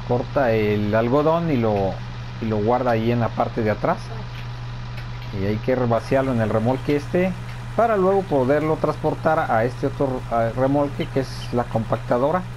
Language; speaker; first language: Spanish; native; Spanish